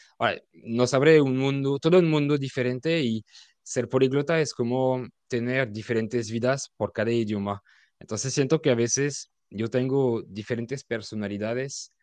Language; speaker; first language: Spanish; non-native, fluent; French